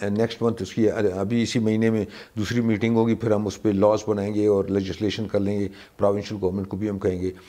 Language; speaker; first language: Urdu; native; Urdu